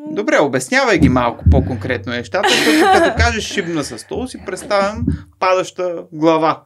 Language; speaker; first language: Bulgarian; native; Bulgarian